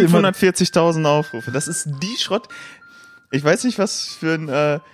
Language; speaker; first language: German; native; German